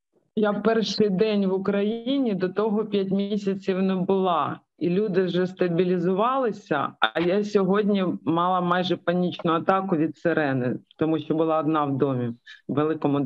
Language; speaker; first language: Ukrainian; non-native, local second language; Russian